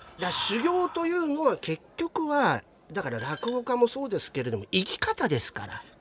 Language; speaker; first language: Japanese; native; Japanese